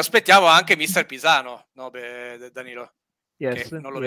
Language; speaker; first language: Italian; native; Italian